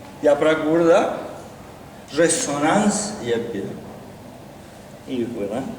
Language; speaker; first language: Turkish; non-native, learner; Spanish